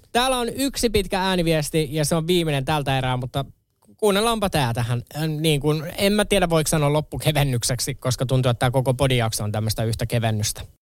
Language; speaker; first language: Finnish; native; Finnish